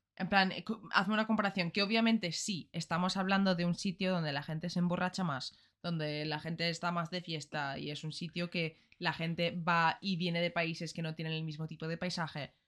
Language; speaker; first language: Spanish; non-native, fluent; English